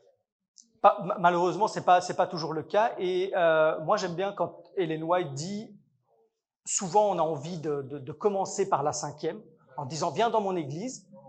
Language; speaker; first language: French; native; French